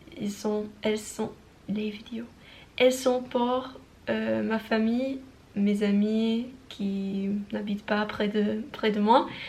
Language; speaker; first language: French; non-native, learner; English